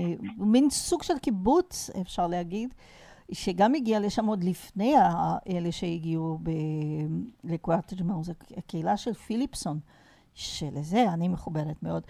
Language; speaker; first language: Hebrew; non-native, fluent; Portuguese